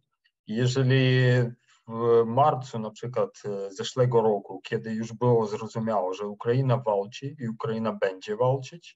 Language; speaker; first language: Polish; non-native, fluent; Ukrainian